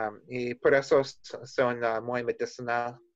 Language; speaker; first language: Spanish; non-native, learner; English